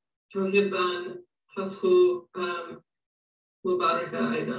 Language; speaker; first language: Arabic; non-native, learner; English